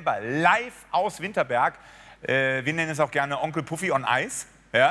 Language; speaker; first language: German; native; German